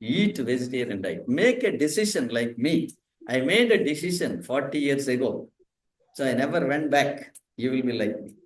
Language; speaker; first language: English; non-native, local second language; Telugu